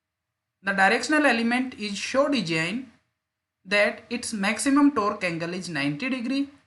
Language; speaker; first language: English; non-native, local second language; Hindi